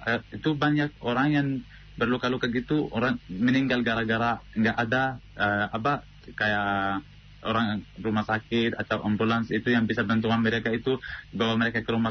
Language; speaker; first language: Indonesian; non-native, fluent; Arabic